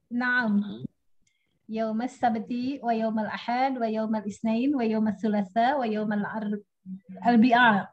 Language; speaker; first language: Arabic; non-native, learner; Indonesian